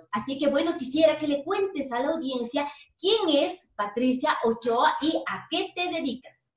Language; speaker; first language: Spanish; native; Spanish